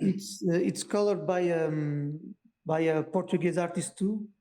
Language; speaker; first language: English; non-native, learner; Portuguese